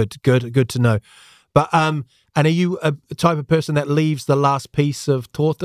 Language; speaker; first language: English; native; English